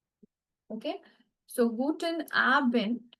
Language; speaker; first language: German; non-native, fluent; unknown